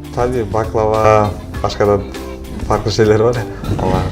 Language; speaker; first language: Turkish; non-native, learner; Kyrgyz